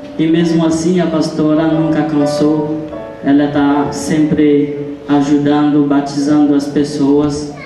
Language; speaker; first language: Portuguese; non-native, fluent; Haitian Creole